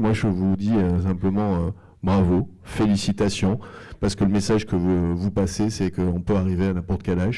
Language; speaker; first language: French; native; French